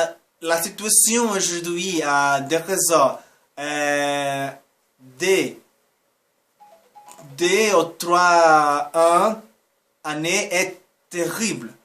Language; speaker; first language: French; non-native, learner; Portuguese